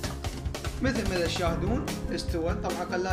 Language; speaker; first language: Arabic; native; Arabic